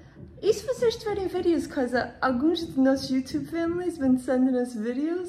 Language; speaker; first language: Portuguese; early bilingual, heritage; Portuguese